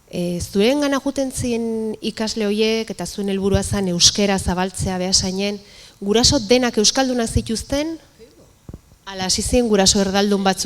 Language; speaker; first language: Basque; native; Basque